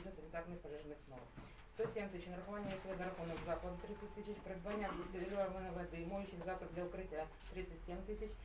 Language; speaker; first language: Ukrainian; non-native, local second language; Russian